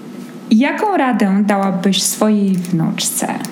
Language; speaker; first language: Polish; native; Polish